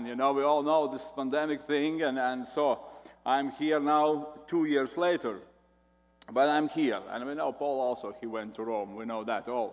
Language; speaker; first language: English; non-native, fluent; Latvian